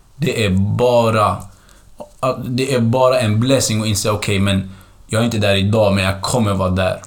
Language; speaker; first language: Swedish; early bilingual, other home language; Kurdish